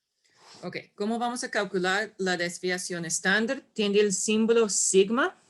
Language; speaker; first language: Spanish; non-native, fluent; English